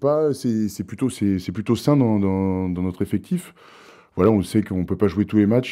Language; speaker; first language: French; native; French